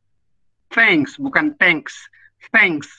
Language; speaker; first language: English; non-native, fluent; Indonesian